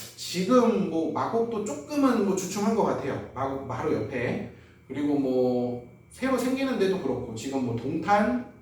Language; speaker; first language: Korean; native; Korean